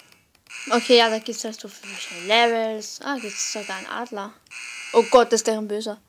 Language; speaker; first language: German; native; German